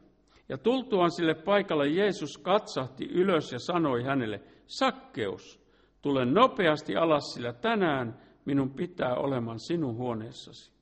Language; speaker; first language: Finnish; native; Finnish